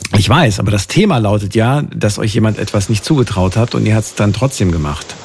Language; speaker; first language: German; native; German